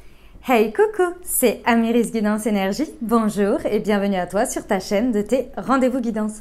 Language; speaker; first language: French; native; French